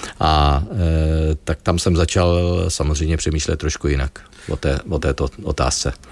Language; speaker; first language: Czech; native; Czech